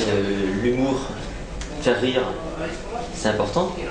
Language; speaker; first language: French; non-native, learner; Spanish